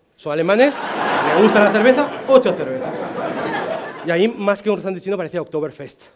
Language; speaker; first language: Spanish; non-native, fluent; Chinese